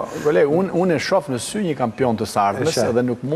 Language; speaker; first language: Albanian; native; Albanian